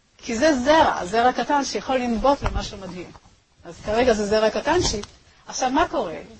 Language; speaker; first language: Hebrew; native; Hebrew